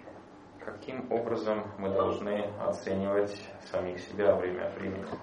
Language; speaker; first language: Russian; native; Russian